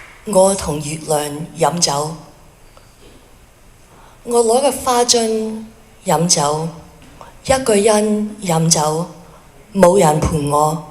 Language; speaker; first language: Cantonese; early bilingual, heritage; Cantonese